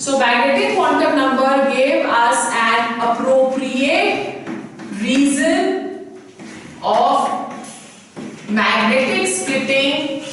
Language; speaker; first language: English; non-native, local second language; Hindi